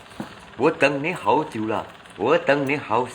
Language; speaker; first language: Chinese; non-native, learner; Hakka Chinese